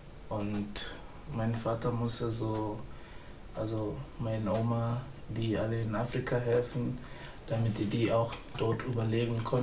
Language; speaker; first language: German; non-native, learner; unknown